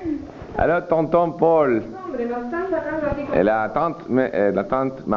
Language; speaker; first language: French; early bilingual, heritage; Spanish